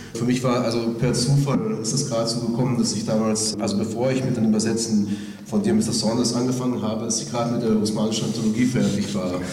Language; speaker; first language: German; non-native, fluent; Slovenian